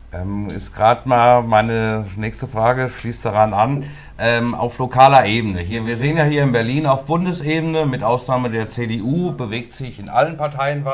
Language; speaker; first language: German; native; German